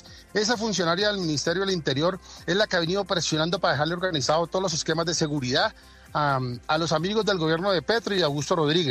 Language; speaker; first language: Spanish; native; Spanish